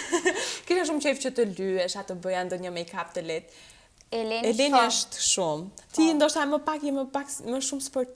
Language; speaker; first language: Albanian; native; Albanian